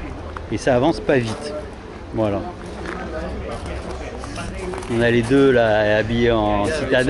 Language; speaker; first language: French; native; French